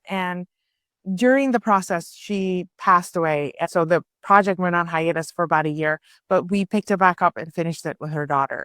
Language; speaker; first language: English; early bilingual, other home language; Persian